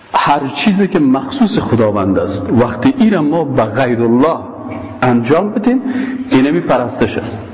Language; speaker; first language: Persian; native; Persian